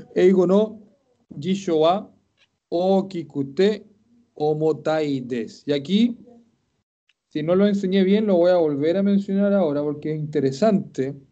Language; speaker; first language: Spanish; native; Spanish